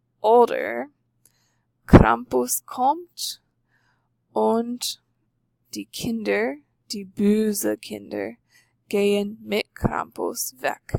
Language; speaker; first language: German; non-native, fluent; English